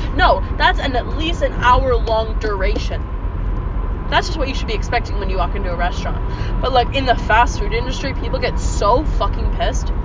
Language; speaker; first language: English; native; English